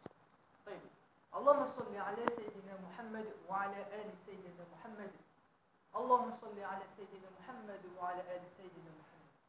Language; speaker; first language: Arabic; non-native, learner; Malay